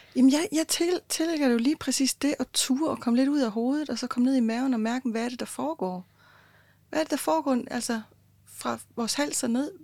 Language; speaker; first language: Danish; native; Danish